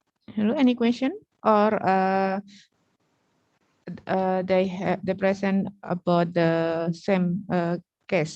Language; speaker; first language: English; non-native, learner; Indonesian